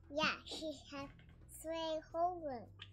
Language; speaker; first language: Dutch; early bilingual, heritage; Dutch